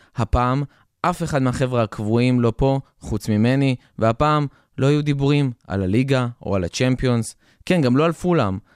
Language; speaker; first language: Hebrew; native; Hebrew